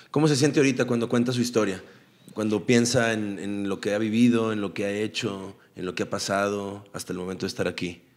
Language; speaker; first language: Spanish; native; Spanish